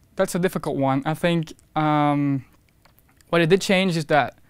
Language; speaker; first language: English; non-native, fluent; Dutch